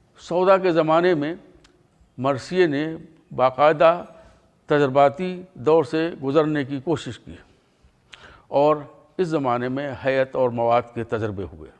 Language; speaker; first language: Urdu; native; Urdu